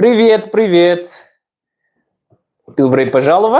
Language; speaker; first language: Russian; non-native, learner; English